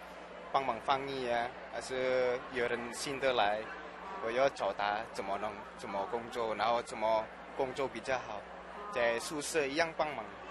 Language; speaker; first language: Chinese; non-native, learner; Indonesian